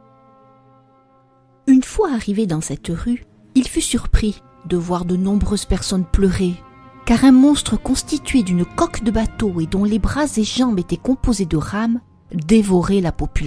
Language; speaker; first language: French; native; French